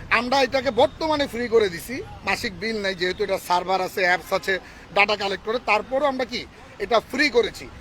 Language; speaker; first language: Bangla; native; Bangla